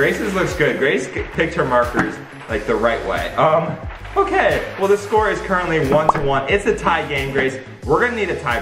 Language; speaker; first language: English; native; English